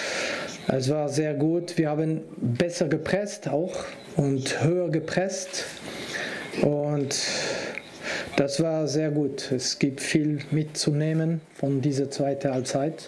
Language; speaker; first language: German; non-native, local second language; French